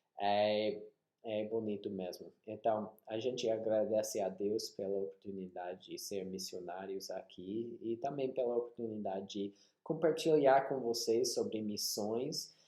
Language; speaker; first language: Portuguese; non-native, fluent; English